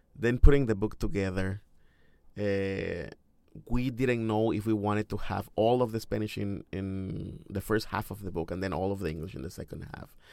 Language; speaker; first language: English; non-native, fluent; Spanish